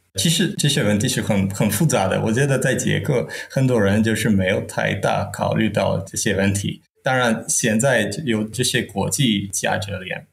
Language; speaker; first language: Chinese; non-native, fluent; Czech